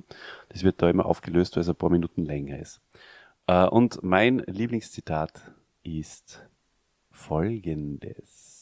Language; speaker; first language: German; native; German